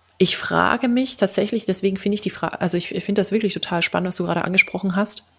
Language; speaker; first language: German; native; German